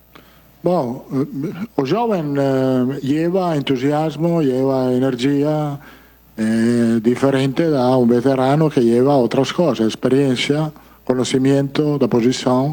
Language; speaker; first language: Portuguese; non-native, fluent; Italian